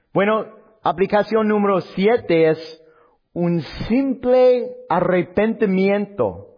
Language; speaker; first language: Spanish; non-native, learner; English